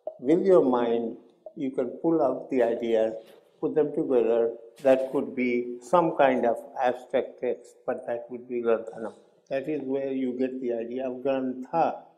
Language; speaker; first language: English; non-native, local second language; Hindi